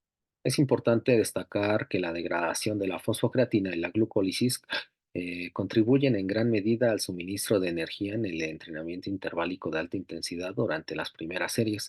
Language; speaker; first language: Spanish; native; Spanish